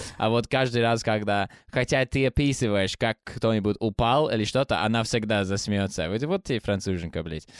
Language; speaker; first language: Russian; non-native, fluent; English